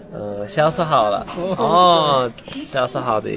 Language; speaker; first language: Chinese; non-native, learner; Turkish